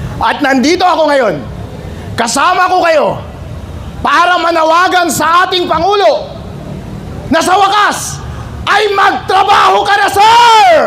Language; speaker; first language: Filipino; non-native, local second language; Iloko